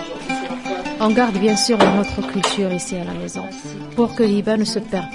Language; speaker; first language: French; non-native, local second language; Arabic